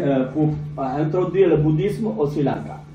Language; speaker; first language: French; non-native, learner; Sinhala